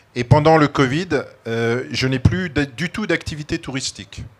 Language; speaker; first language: French; native; French